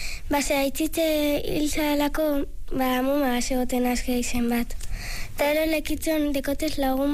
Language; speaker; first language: Basque; native; Basque